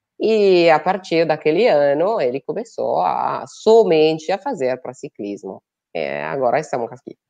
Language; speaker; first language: Portuguese; non-native, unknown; Italian